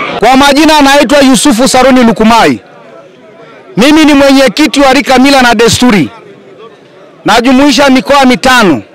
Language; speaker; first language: Swahili; non-native, local second language; Masai